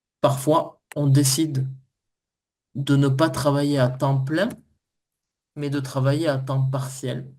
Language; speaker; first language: French; native; French